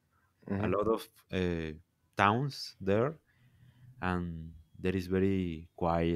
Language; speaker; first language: English; non-native, learner; Spanish